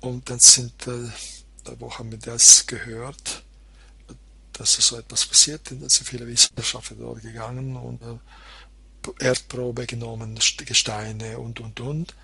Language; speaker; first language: German; non-native, fluent; Croatian